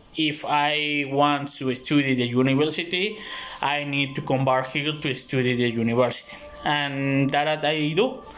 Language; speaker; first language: English; non-native, learner; Spanish